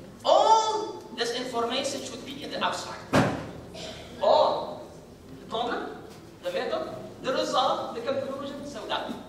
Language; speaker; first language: English; non-native, fluent; Arabic